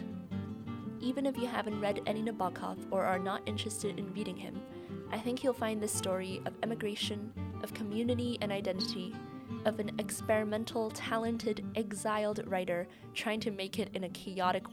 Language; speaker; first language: English; non-native, local second language; Cantonese